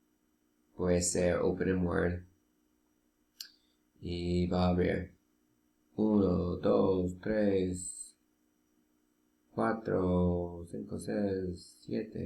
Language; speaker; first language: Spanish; non-native, learner; English